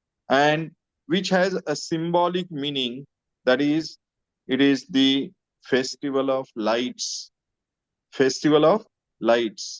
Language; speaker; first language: English; non-native, local second language; Marathi